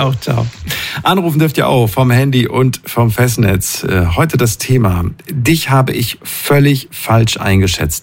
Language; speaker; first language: German; native; German